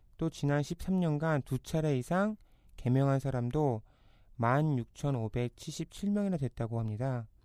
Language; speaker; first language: Korean; native; Korean